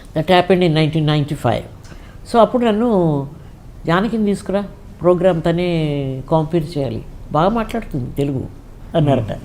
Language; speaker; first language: Telugu; native; Telugu